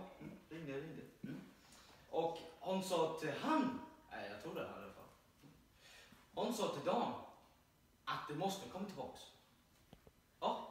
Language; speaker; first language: Swedish; non-native, learner; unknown